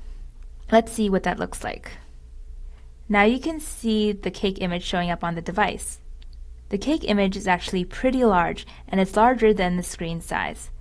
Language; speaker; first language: English; native; English